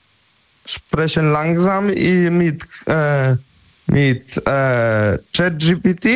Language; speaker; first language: German; non-native, learner; Polish